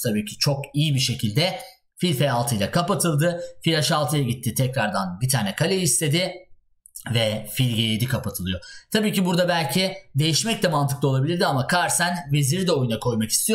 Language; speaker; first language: Turkish; native; Turkish